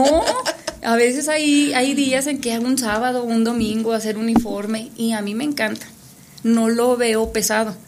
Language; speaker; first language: Spanish; native; Spanish